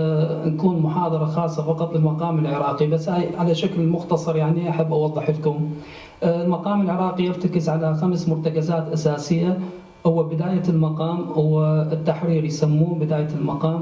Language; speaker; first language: Arabic; native; Arabic